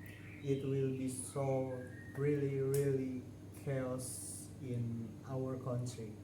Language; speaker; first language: English; non-native, fluent; Indonesian